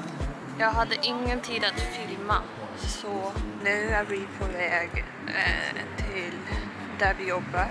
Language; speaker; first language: Swedish; early bilingual, heritage; Korean